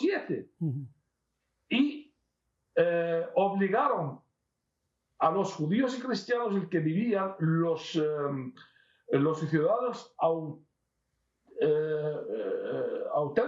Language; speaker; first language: Spanish; non-native, fluent; Arabic